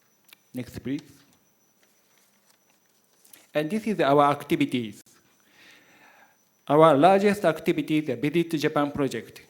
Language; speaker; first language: English; non-native, learner; Japanese